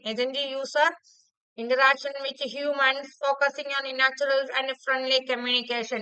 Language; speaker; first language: English; non-native, local second language; Malayalam